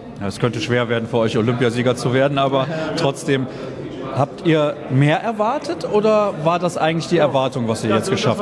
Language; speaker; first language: German; native; German